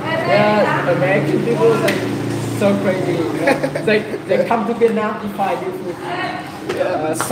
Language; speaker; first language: English; non-native, learner; Vietnamese